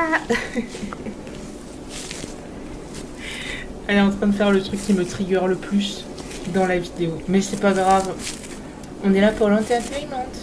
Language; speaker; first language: French; native; French